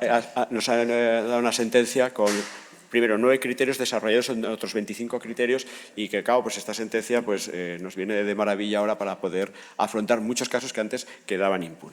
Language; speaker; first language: Spanish; native; Spanish